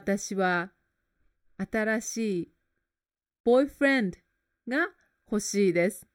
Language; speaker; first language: Japanese; non-native, learner; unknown